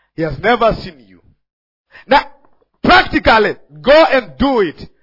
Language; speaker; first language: English; non-native, local second language; Swahili